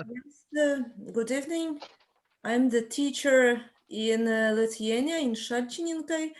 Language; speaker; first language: English; non-native, fluent; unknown